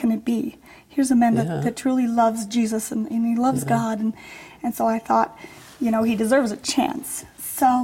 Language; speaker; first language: English; early bilingual, other home language; Polish